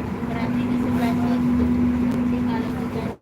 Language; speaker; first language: Indonesian; native; Indonesian